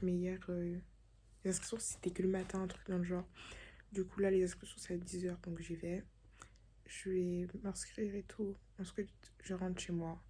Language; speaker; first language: French; native; French